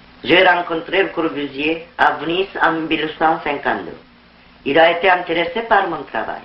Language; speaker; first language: French; non-native, fluent; Korean